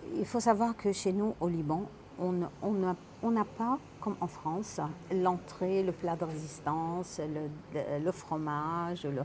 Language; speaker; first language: French; non-native, local second language; Arabic